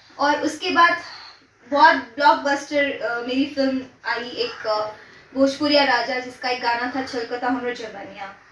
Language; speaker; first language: Hindi; non-native, local second language; Gujarati